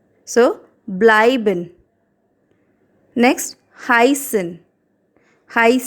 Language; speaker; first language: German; non-native, fluent; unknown